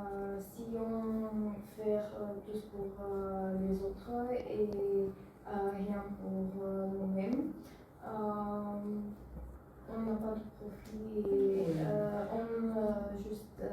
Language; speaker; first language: French; non-native, learner; Bulgarian